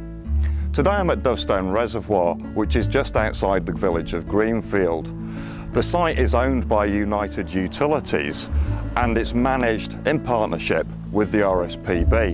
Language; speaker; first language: English; native; English